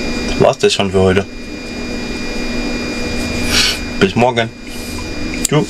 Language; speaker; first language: German; native; German